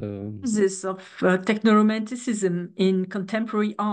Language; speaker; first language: English; non-native, fluent; French